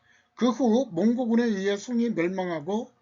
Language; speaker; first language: Korean; native; Korean